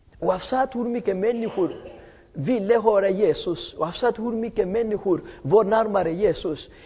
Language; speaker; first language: Swedish; non-native, fluent; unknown